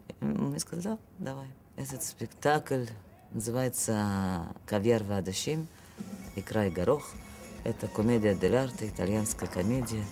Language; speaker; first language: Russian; native; Russian